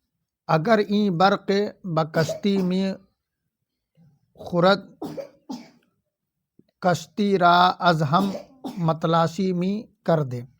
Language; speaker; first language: Persian; non-native, fluent; Urdu